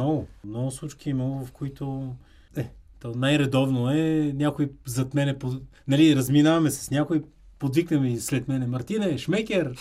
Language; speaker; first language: Bulgarian; native; Bulgarian